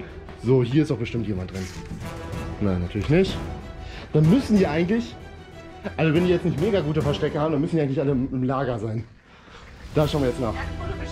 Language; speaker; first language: German; native; German